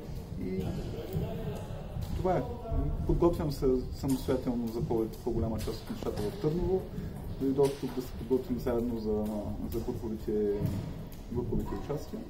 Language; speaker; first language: Bulgarian; native; Bulgarian